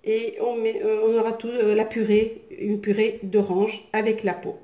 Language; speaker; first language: French; non-native, local second language; Arabic